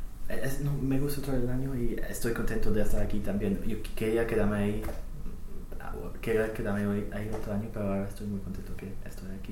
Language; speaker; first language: Spanish; non-native, fluent; English